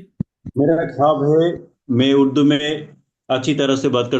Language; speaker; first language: Hindi; non-native, learner; Bangla